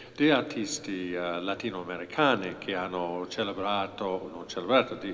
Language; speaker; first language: Italian; non-native, fluent; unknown